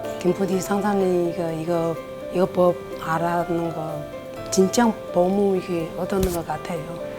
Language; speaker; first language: Korean; non-native, learner; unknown